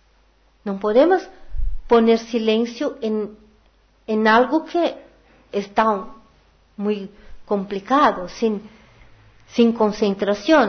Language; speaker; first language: Portuguese; non-native, learner; Spanish